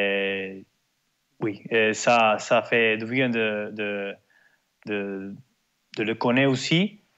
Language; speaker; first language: French; non-native, learner; Spanish